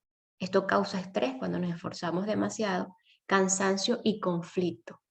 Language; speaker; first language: Spanish; native; Spanish